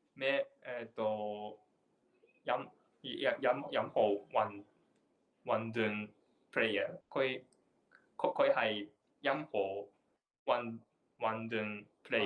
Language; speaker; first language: Chinese; non-native, learner; Japanese